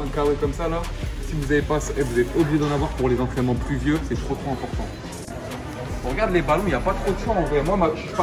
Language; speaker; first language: French; native; French